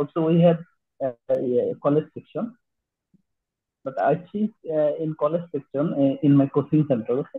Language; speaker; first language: English; non-native, learner; Bangla